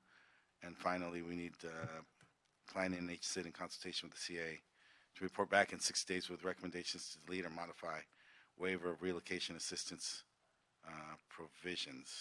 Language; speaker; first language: English; native; English